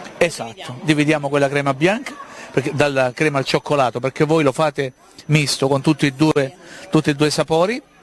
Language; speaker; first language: Italian; native; Italian